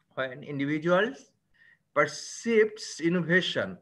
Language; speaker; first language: English; non-native, local second language; Bangla